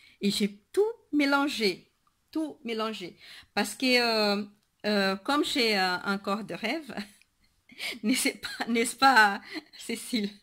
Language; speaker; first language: French; non-native, fluent; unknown